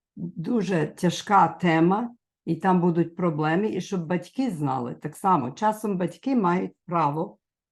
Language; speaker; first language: Ukrainian; early bilingual, heritage; Ukrainian